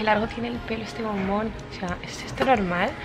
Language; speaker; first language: Spanish; native; Spanish